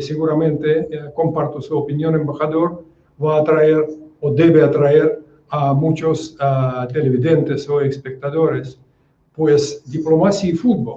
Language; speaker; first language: Spanish; non-native, fluent; Russian